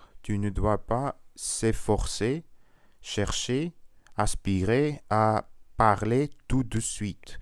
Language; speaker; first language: French; non-native, learner; Russian